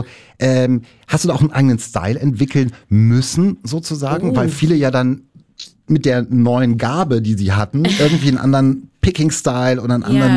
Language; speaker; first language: German; native; German